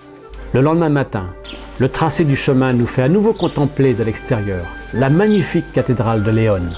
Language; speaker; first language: French; native; French